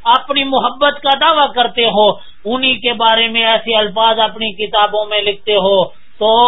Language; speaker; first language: Urdu; native; Urdu